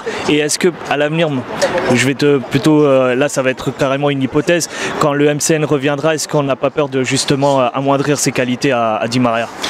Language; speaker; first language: French; native; French